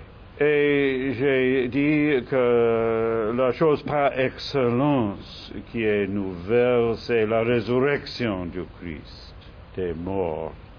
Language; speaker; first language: French; non-native, fluent; English